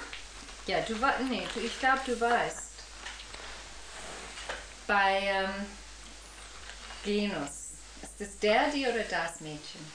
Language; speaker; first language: German; non-native, fluent; English